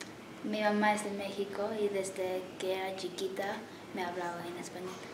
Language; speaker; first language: Spanish; early bilingual, heritage; English